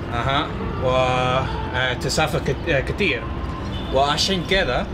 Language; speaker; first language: Arabic; non-native, learner; English